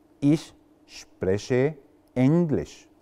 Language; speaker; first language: German; non-native, fluent; Arabic